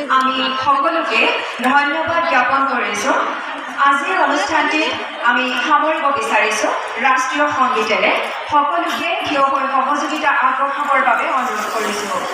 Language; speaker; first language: Assamese; native; Assamese